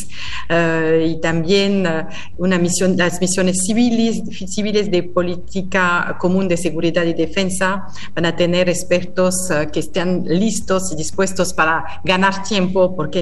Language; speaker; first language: Spanish; non-native, fluent; French